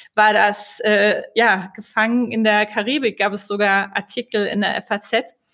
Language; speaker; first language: German; native; German